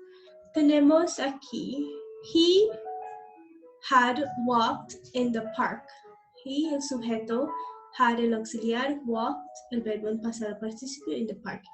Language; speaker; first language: Spanish; non-native, fluent; English